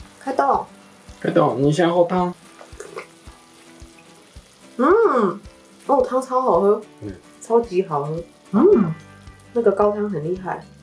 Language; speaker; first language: Chinese; non-native, fluent; Japanese